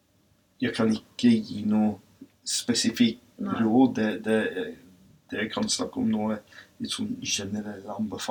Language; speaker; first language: Norwegian; non-native, fluent; English